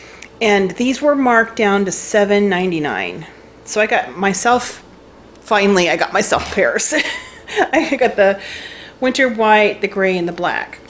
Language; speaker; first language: English; native; English